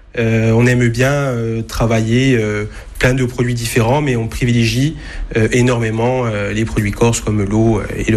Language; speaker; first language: French; native; French